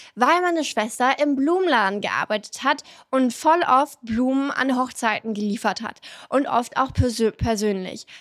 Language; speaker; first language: German; early bilingual, other home language; French